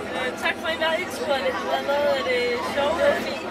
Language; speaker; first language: Danish; early bilingual, other home language; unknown